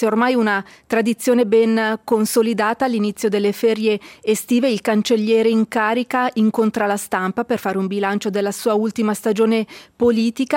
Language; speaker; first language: Italian; native; Italian